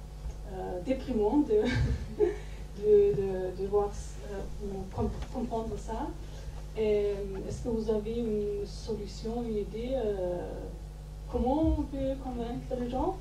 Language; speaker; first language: French; non-native, fluent; German